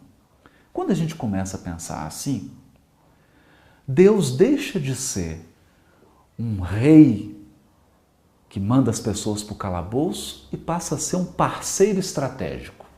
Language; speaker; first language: Portuguese; native; Portuguese